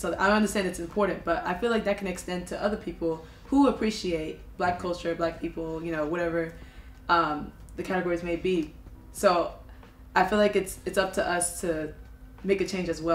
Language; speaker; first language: English; early bilingual, other home language; Japanese